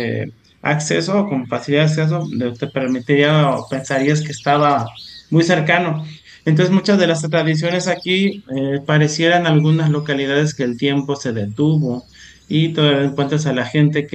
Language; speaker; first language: Spanish; native; Spanish